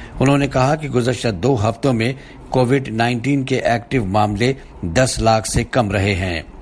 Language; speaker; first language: Urdu; native; Urdu